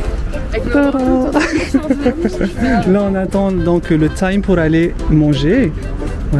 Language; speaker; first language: French; native; French